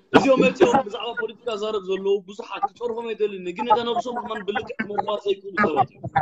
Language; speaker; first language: Tigrinya; early bilingual, heritage; Tigrinya